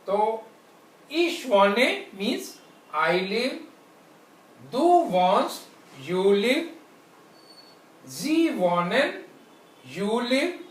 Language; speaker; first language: German; non-native, fluent; Hindi